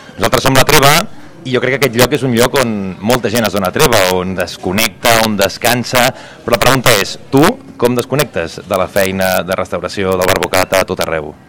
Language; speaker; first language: Catalan; native; Catalan